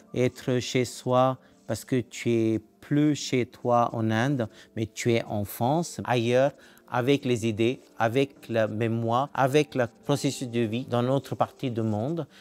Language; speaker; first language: French; non-native, fluent; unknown